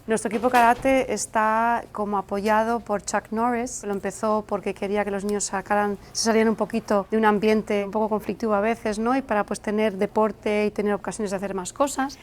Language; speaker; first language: Spanish; early bilingual, heritage; Spanish